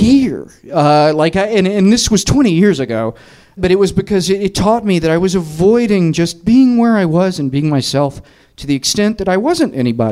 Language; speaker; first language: English; native; English